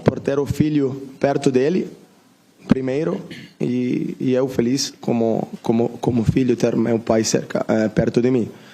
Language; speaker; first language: Portuguese; non-native, learner; Italian